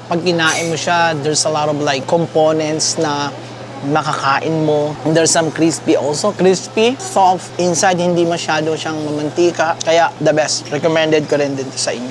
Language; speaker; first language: Filipino; native; Filipino